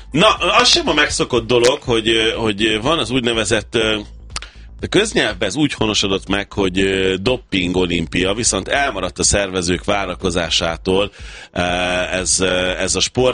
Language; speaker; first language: Hungarian; native; Hungarian